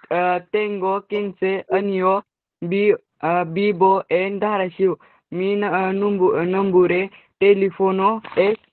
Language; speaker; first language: Spanish; non-native, learner; Marathi